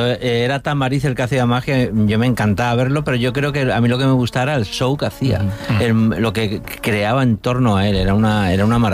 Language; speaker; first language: Spanish; native; Spanish